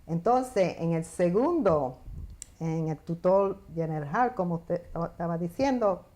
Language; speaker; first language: Spanish; early bilingual, heritage; Spanish